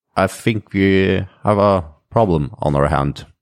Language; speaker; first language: English; non-native, fluent; Norwegian